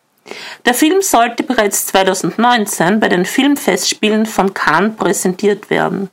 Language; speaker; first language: German; native; German